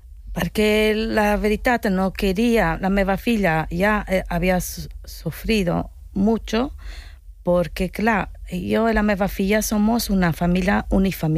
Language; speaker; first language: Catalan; non-native, learner; Italian